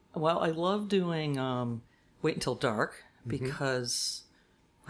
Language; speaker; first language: English; native; English